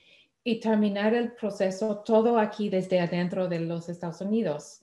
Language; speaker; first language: Spanish; non-native, fluent; English